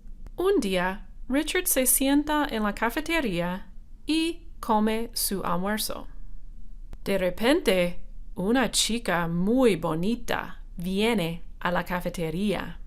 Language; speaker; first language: Spanish; non-native, fluent; English